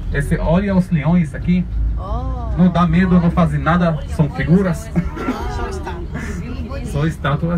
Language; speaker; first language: Portuguese; non-native, learner; Arabic